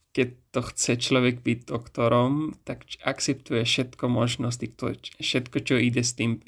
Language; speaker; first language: Slovak; non-native, fluent; Pashto